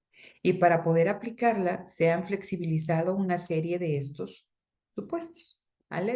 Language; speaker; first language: Spanish; native; Spanish